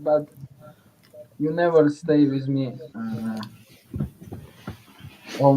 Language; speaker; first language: English; non-native, learner; Uzbek